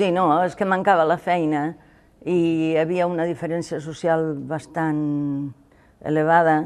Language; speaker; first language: Catalan; non-native, local second language; Spanish